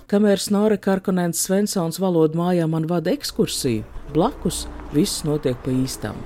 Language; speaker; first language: Latvian; native; Latvian